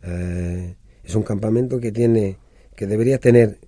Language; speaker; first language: Spanish; early bilingual, other home language; Hebrew